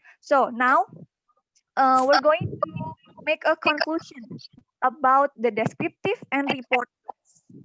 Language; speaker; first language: English; non-native, learner; Indonesian